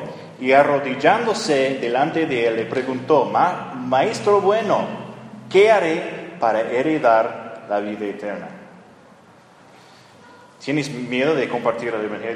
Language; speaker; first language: Spanish; non-native, fluent; English